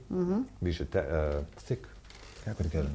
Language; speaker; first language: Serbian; non-native, learner; English